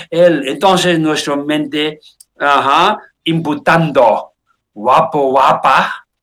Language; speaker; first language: Spanish; non-native, learner; Tibetan